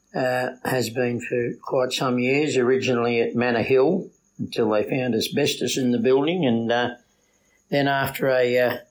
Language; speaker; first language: English; native; English